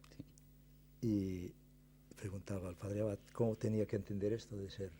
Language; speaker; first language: Spanish; non-native, local second language; Catalan